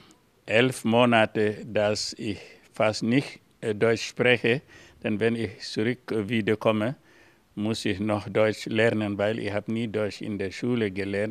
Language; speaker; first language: German; non-native, learner; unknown